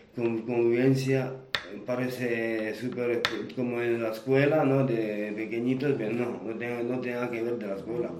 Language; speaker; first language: Spanish; non-native, fluent; Romanian